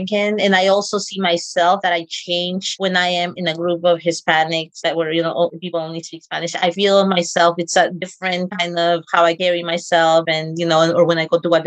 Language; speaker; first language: English; early bilingual, other home language; Spanish